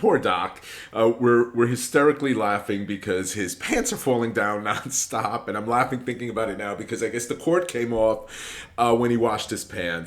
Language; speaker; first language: English; native; English